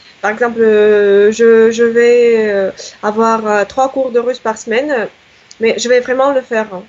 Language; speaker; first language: French; non-native, fluent; Russian